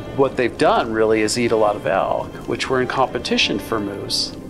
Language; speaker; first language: English; native; English